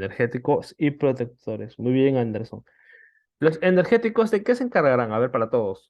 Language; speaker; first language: Spanish; native; Spanish